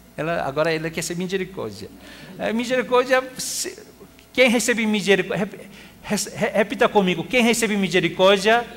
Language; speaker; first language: Portuguese; non-native, fluent; Korean